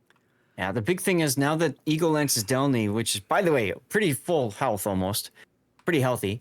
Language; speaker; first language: English; native; English